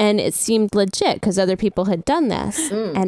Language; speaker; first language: English; native; English